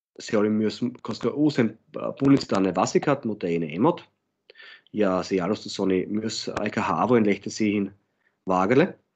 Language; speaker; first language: Finnish; non-native, fluent; German